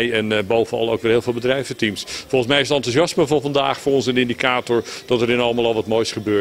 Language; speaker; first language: Dutch; native; Dutch